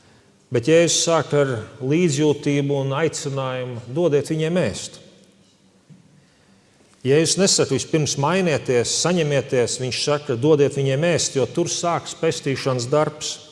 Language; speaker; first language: Latvian; native; Latvian